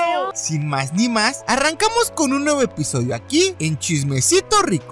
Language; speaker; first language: Spanish; native; Spanish